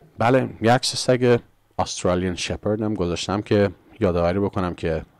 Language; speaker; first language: Persian; early bilingual, heritage; Persian